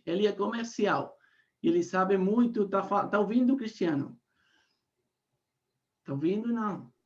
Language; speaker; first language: Portuguese; non-native, fluent; Spanish